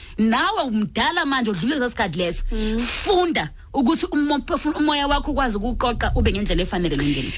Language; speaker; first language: Zulu; non-native, local second language; Swati